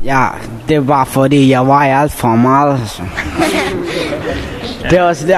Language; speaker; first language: Danish; non-native, learner; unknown